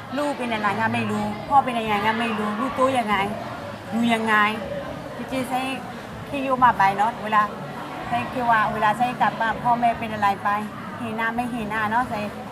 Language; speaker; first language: Thai; non-native, learner; Khmer